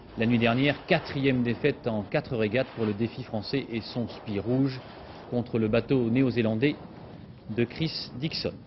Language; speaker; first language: French; native; French